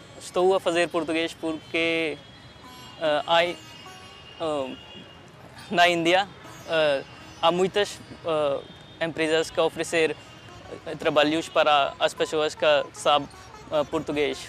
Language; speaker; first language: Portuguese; non-native, learner; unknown